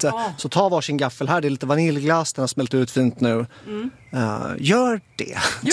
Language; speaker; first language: Swedish; native; Swedish